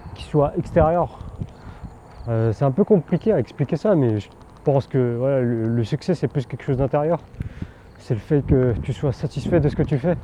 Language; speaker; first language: French; non-native, local second language; Min Nan Chinese